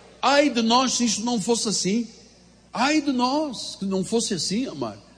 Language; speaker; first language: Portuguese; native; Portuguese